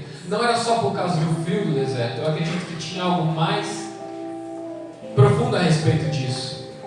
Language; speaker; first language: Portuguese; native; Portuguese